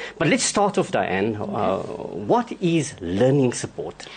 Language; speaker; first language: English; non-native, local second language; Afrikaans